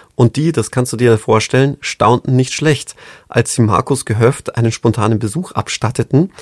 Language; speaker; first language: German; non-native, fluent; English